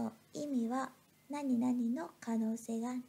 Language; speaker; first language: Japanese; non-native, fluent; Vietnamese